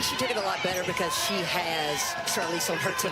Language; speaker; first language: English; native; English